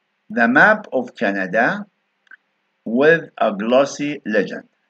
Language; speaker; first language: English; non-native, fluent; Arabic